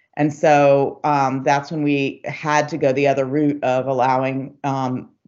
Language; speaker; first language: English; native; English